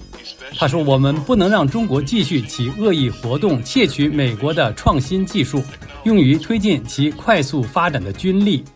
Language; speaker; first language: Chinese; native; Chinese